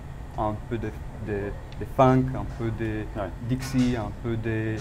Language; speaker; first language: French; non-native, fluent; Italian